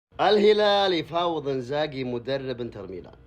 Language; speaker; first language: Arabic; native; Arabic